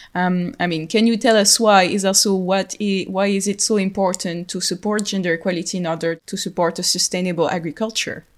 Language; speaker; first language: English; non-native, fluent; French